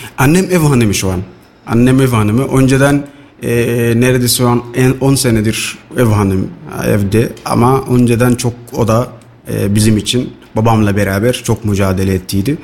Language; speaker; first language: Turkish; non-native, fluent; Somali